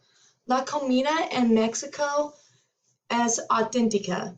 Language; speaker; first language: Spanish; non-native, learner; English